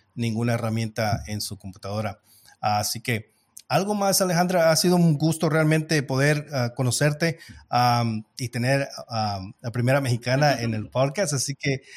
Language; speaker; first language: Spanish; early bilingual, heritage; Spanish